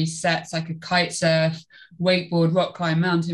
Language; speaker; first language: English; native; English